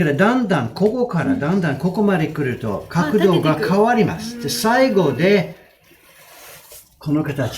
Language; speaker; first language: Japanese; non-native, fluent; English